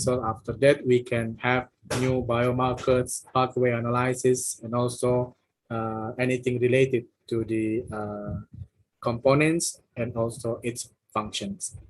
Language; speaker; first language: English; non-native, fluent; Indonesian